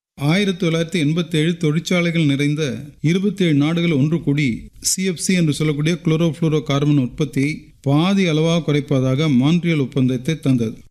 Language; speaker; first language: Tamil; native; Tamil